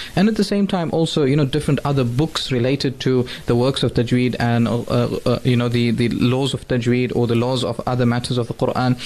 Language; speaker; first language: English; native; English